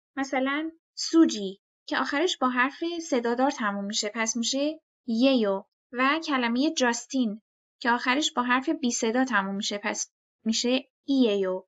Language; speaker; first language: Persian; native; Persian